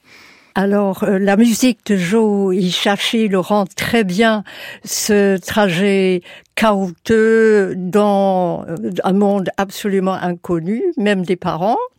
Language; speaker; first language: French; non-native, fluent; English